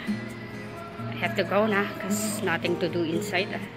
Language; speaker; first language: English; non-native, local second language; Filipino